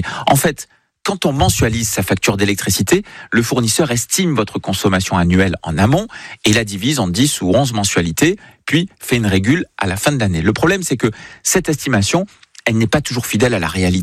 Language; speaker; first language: French; native; French